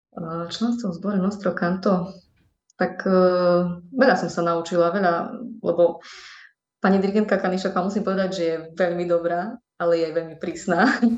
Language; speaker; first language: Slovak; native; Slovak